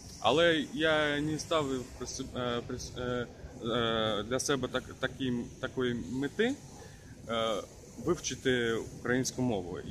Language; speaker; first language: Ukrainian; non-native, local second language; Russian